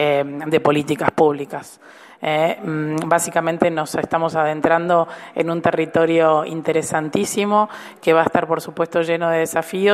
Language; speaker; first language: Spanish; native; Spanish